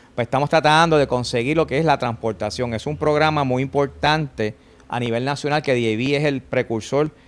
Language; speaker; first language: Spanish; native; Spanish